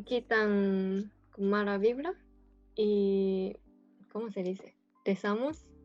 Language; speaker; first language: Spanish; non-native, fluent; Japanese